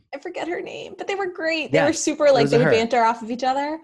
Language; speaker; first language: English; native; English